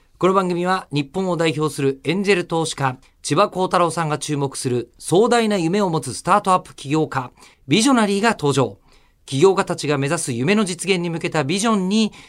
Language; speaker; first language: Japanese; native; Japanese